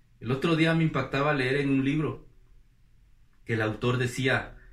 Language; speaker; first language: Spanish; native; Spanish